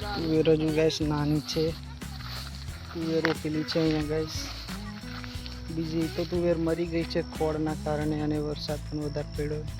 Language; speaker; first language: Gujarati; non-native, local second language; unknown